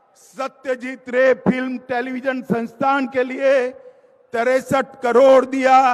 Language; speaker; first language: Hindi; non-native, local second language; Gujarati